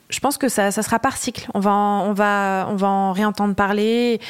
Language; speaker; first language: French; native; French